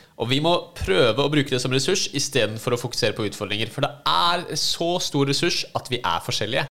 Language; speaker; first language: Norwegian; native; Norwegian